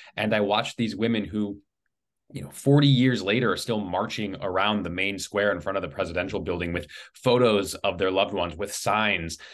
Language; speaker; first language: English; native; English